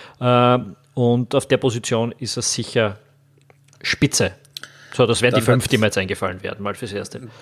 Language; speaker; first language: German; native; German